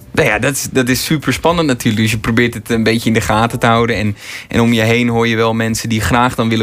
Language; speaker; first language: Dutch; native; Dutch